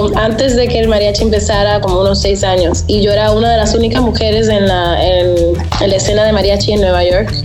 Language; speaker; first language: Spanish; native; Spanish